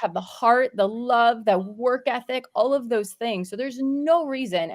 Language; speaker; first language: English; native; English